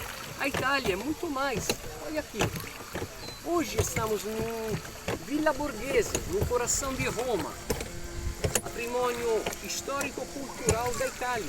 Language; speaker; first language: Portuguese; non-native, fluent; Italian